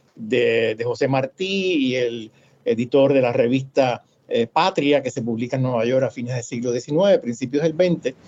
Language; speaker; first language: Spanish; native; Spanish